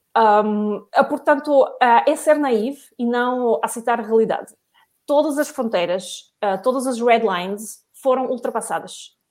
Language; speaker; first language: Portuguese; non-native, fluent; Russian